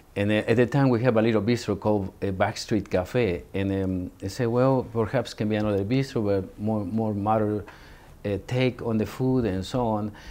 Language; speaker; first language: English; non-native, fluent; Spanish